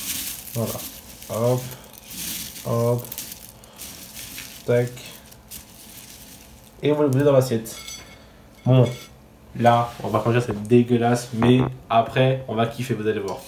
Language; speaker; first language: French; native; French